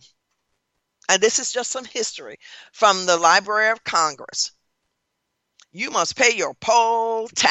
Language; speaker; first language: English; native; English